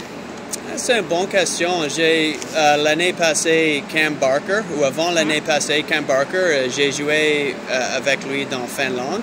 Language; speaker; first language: French; non-native, learner; English